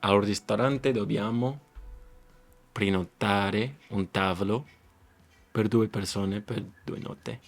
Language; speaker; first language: Italian; non-native, learner; English